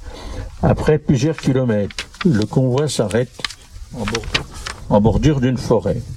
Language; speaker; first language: French; native; French